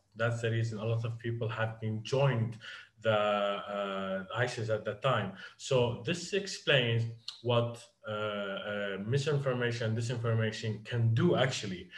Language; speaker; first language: English; non-native, fluent; Arabic